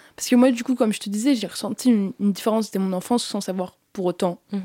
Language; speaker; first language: French; native; French